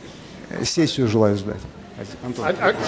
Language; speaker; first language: Russian; native; Russian